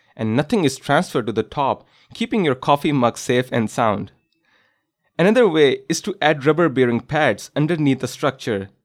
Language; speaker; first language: English; non-native, local second language; Urdu